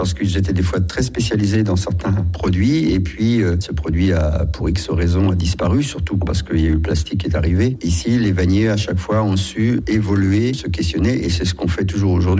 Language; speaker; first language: French; native; French